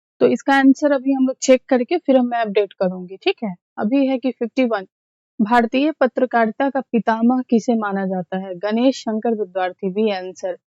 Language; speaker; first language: Hindi; native; Hindi